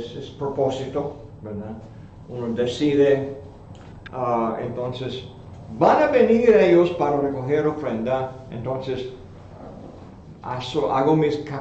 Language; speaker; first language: Spanish; non-native, fluent; English